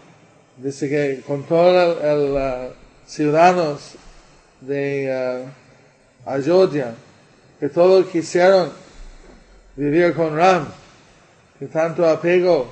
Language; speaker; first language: Spanish; non-native, learner; English